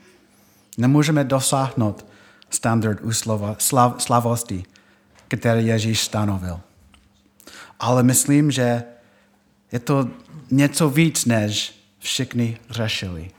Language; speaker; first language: Czech; non-native, fluent; English